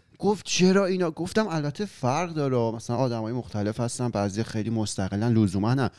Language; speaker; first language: Persian; native; Persian